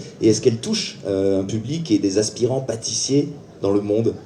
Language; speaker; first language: French; native; French